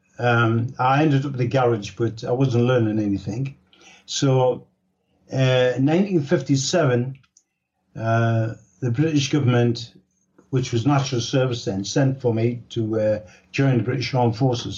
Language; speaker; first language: English; native; English